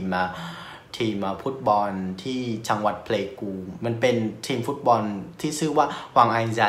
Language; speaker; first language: Thai; non-native, fluent; Vietnamese